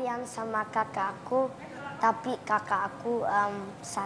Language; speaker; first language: Indonesian; early bilingual, heritage; English